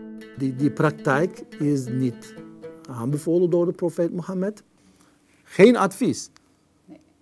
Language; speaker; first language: Dutch; non-native, fluent; Turkish